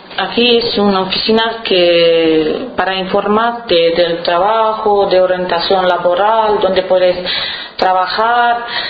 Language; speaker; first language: Spanish; non-native, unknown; Romanian